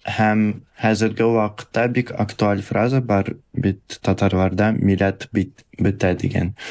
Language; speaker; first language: Tatar; early bilingual, heritage; Russian